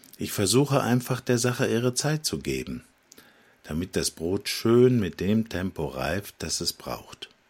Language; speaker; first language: German; non-native, fluent; Slovak